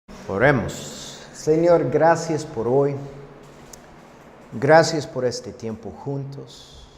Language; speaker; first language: Spanish; non-native, fluent; English